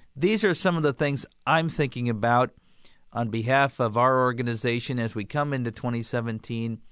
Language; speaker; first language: English; native; English